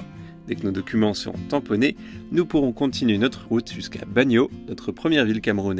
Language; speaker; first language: French; native; French